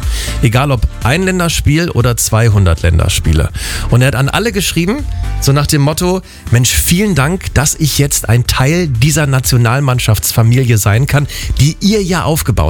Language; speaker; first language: German; native; German